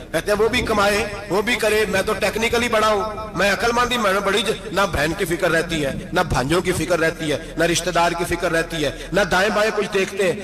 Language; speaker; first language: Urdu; non-native, local second language; Punjabi